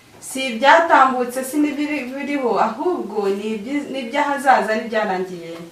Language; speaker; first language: Kinyarwanda; native; Kinyarwanda